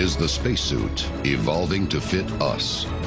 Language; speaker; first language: English; native; English